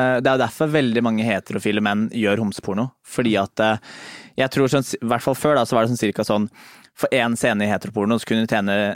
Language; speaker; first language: Norwegian; native; Norwegian